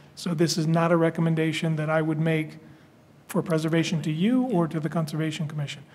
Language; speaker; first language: English; native; English